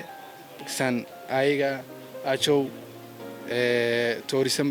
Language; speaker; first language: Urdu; non-native, learner; Somali